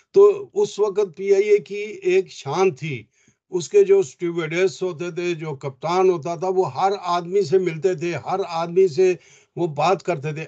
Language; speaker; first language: Urdu; non-native, local second language; Punjabi